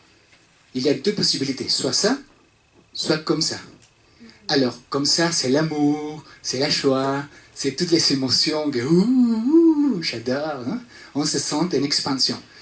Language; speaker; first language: French; non-native, fluent; Spanish